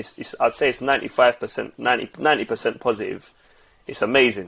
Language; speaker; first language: English; native; English